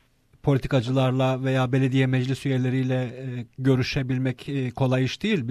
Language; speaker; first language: Turkish; native; Turkish